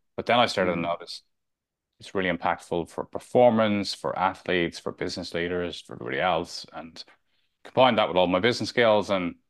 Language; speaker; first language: English; native; English